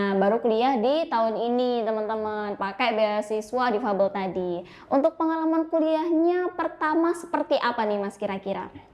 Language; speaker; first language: Indonesian; native; Indonesian